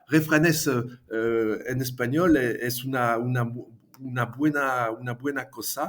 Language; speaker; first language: Spanish; non-native, fluent; French